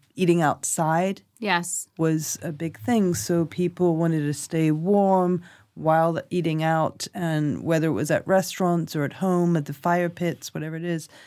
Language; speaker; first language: English; native; English